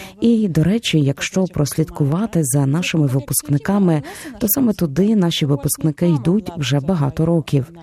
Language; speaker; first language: Ukrainian; non-native, fluent; Polish